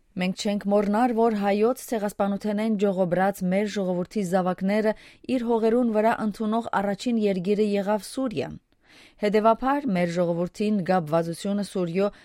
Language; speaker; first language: Armenian; early bilingual, heritage; Armenian